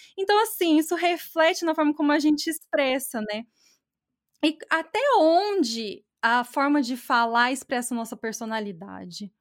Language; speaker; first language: Portuguese; native; Portuguese